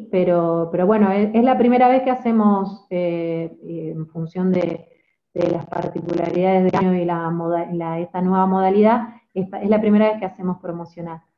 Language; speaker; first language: Spanish; native; Spanish